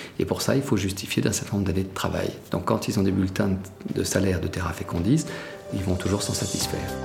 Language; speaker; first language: French; native; French